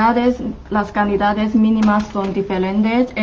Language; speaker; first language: Spanish; non-native, fluent; Chinese